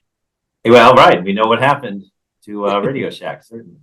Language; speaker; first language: English; native; English